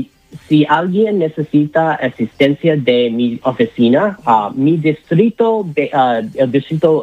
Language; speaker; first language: Spanish; non-native, learner; English